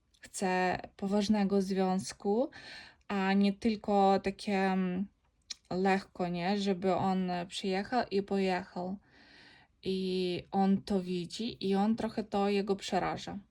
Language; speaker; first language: Polish; non-native, learner; Ukrainian